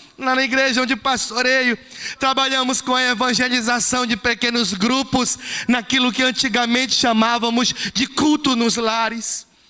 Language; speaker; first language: Portuguese; native; Portuguese